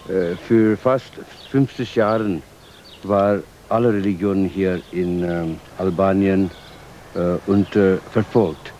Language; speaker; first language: German; non-native, learner; Albanian